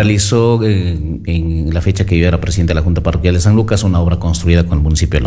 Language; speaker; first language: Spanish; native; Spanish